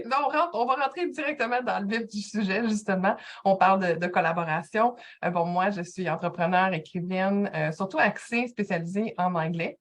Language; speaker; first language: French; native; French